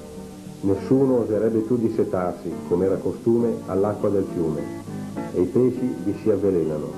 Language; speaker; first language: Italian; native; Italian